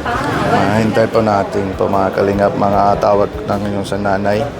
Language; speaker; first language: Filipino; non-native, learner; Punjabi